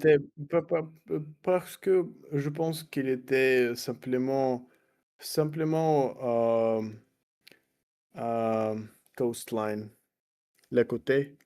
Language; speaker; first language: French; non-native, learner; Russian